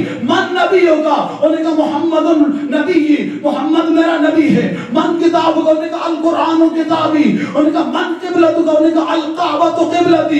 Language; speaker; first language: Urdu; native; Urdu